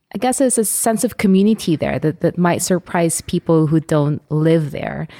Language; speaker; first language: English; non-native, local second language; Filipino